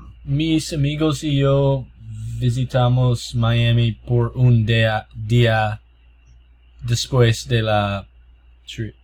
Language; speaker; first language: Spanish; non-native, learner; English